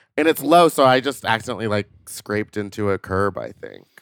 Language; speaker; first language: English; native; English